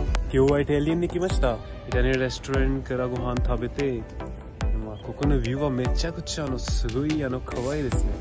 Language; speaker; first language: Japanese; non-native, learner; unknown